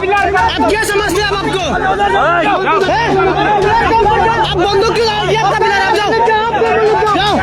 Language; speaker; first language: Hindi; non-native, learner; Bangla